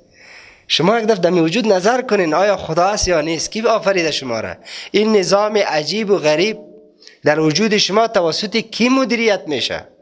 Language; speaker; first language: Persian; native; Persian